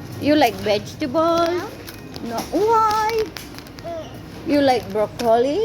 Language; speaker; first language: English; non-native, local second language; Filipino